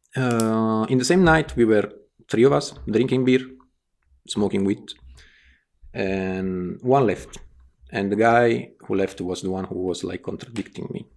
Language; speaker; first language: English; non-native, fluent; Italian